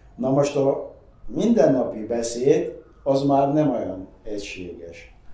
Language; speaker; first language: Hungarian; non-native, fluent; Arabic